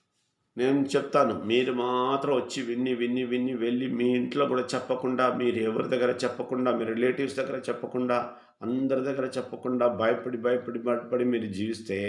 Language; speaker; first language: Telugu; non-native, fluent; Malayalam